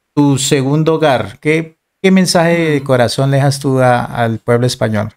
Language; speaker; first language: Spanish; native; Spanish